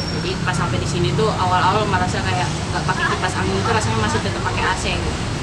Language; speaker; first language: Indonesian; native; Indonesian